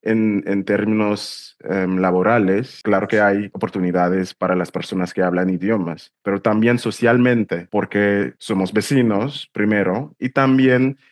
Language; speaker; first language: Spanish; non-native, fluent; English